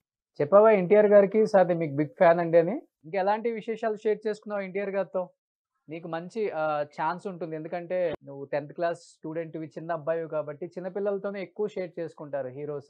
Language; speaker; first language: Telugu; native; Telugu